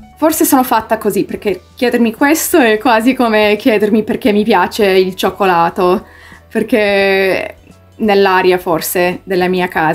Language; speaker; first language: Italian; early bilingual, heritage; English